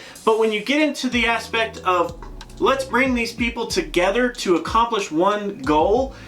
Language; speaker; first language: English; native; English